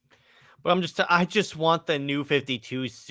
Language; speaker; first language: English; native; English